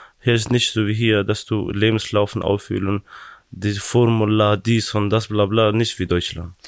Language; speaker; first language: German; non-native, learner; Persian